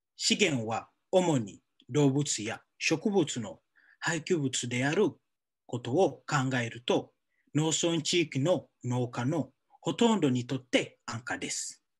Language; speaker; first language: Japanese; non-native, fluent; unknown